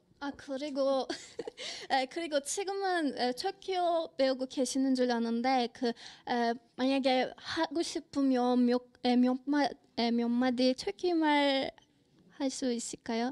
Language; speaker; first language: Korean; non-native, fluent; Turkish